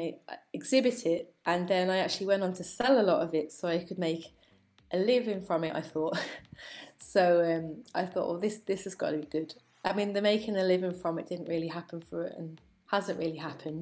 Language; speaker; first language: English; native; English